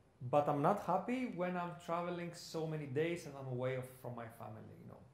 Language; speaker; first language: English; non-native, fluent; Greek